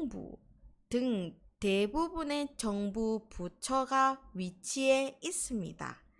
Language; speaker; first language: Korean; non-native, fluent; Indonesian